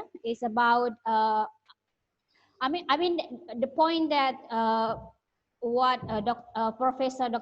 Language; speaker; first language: English; non-native, learner; Indonesian